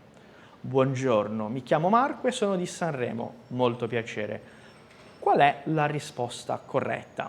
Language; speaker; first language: Italian; non-native, fluent; Portuguese